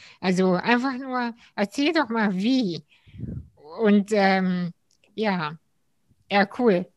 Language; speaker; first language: German; early bilingual, other home language; Russian